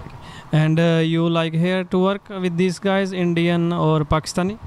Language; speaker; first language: English; non-native, learner; Bangla